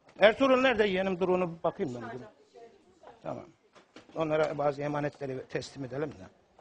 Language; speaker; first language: Turkish; native; Turkish